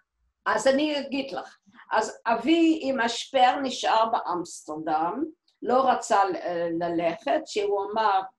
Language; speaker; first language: Hebrew; non-native, fluent; Dutch